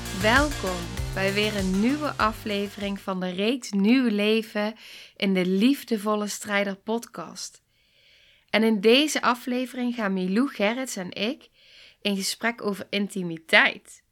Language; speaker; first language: Dutch; native; Dutch